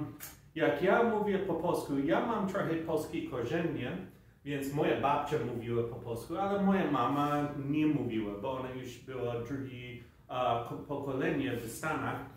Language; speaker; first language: Polish; non-native, learner; English